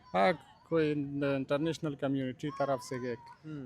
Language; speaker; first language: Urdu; non-native, learner; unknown